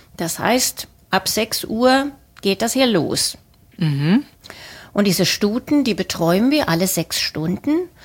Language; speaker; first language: German; non-native, fluent; Swedish